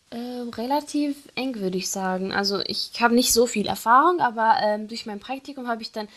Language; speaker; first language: German; non-native, fluent; Arabic